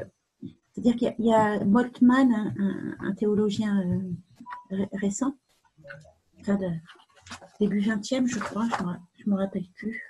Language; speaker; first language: French; native; French